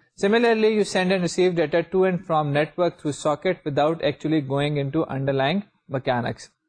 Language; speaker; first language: English; non-native, local second language; Urdu